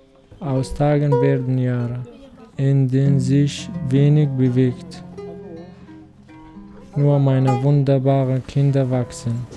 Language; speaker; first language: German; non-native, learner; Arabic